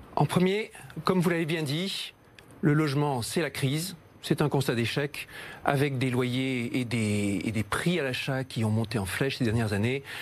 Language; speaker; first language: French; native; French